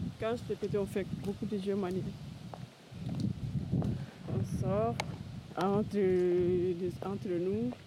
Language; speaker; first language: French; non-native, learner; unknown